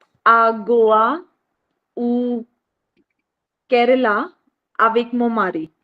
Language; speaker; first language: French; non-native, learner; Hindi